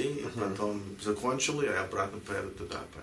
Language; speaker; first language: Russian; early bilingual, heritage; Russian